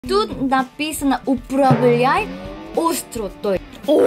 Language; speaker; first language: Russian; non-native, learner; Korean